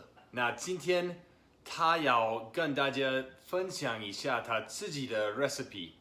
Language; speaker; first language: Chinese; non-native, fluent; English